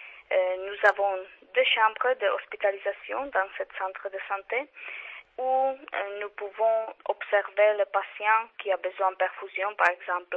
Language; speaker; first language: French; non-native, learner; Czech